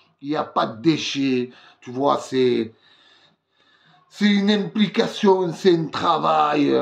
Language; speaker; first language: French; native; French